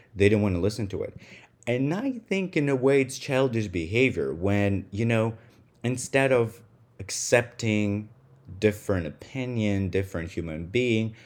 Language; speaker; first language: English; non-native, fluent; Russian